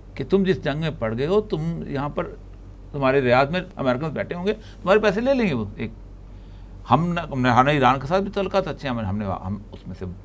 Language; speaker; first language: Hindi; native; Hindi